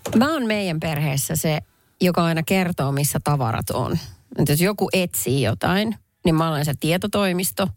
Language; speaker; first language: Finnish; native; Finnish